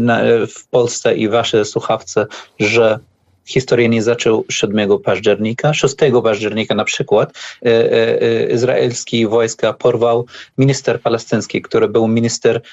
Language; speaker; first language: Polish; non-native, learner; Arabic